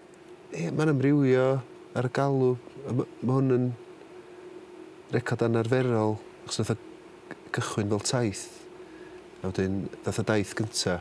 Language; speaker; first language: Welsh; native; Welsh